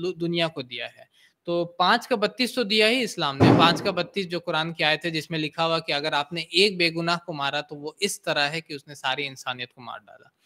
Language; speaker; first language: Hindi; native; Hindi